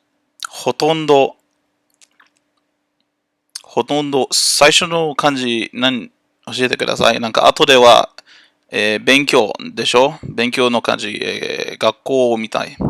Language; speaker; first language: Japanese; non-native, learner; English